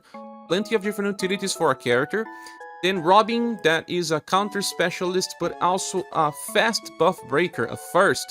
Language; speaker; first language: English; non-native, fluent; Portuguese